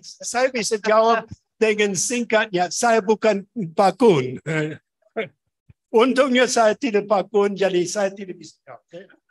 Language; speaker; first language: Indonesian; non-native, fluent; English